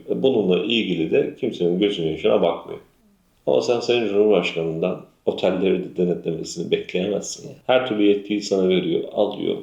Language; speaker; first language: Turkish; native; Turkish